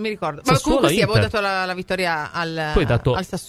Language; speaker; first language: Italian; native; Italian